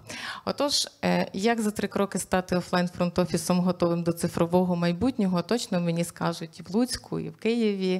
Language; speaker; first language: Ukrainian; native; Ukrainian